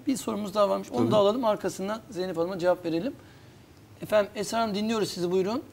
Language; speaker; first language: Turkish; native; Turkish